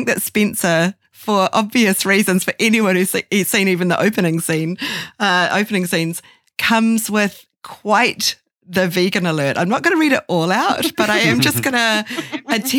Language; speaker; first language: English; native; English